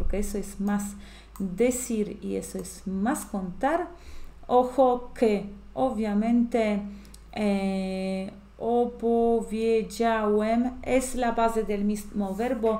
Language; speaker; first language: Spanish; non-native, fluent; Polish